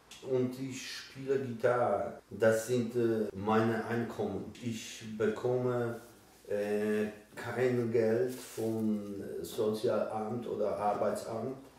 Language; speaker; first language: German; non-native, learner; Polish